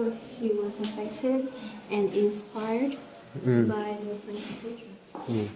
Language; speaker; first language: English; non-native, fluent; Vietnamese